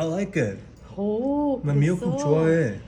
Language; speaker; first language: Korean; non-native, learner; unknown